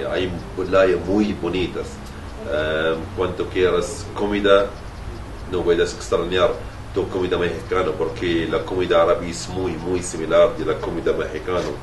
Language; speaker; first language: Spanish; non-native, learner; Arabic